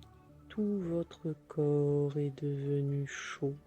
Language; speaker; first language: French; native; French